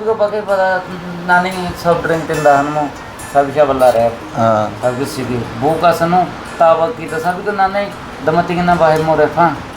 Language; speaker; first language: Filipino; non-native, learner; Punjabi